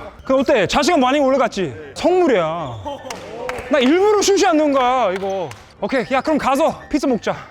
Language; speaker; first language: Korean; non-native, fluent; English